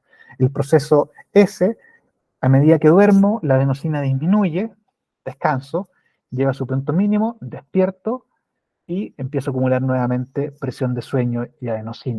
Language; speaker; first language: Spanish; native; Spanish